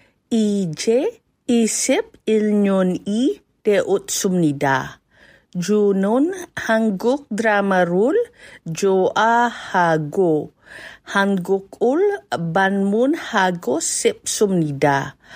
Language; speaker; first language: Korean; non-native, learner; Filipino